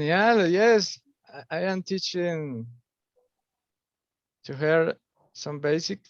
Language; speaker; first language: English; non-native, fluent; Spanish